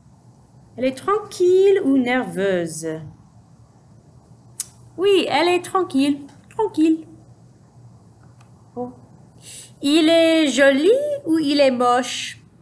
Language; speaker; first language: French; non-native, fluent; English